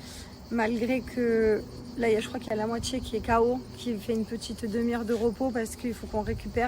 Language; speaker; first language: French; native; French